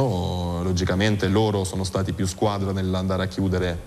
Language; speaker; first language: Italian; native; Italian